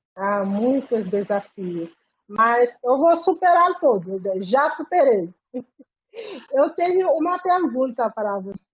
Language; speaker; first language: Portuguese; non-native, fluent; Haitian Creole